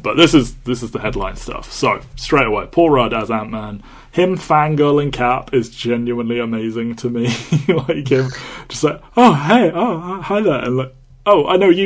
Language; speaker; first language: English; native; English